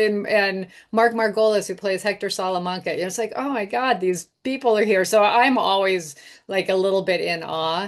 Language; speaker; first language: English; native; English